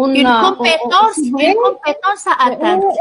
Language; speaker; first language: French; non-native, local second language; Arabic